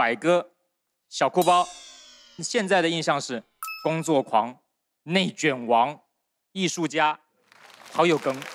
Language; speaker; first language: Chinese; native; Chinese